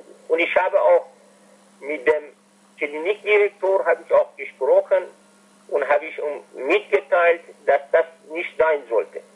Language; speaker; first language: German; non-native, fluent; Persian